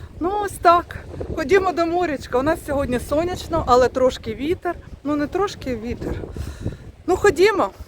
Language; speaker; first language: Ukrainian; non-native, local second language; Russian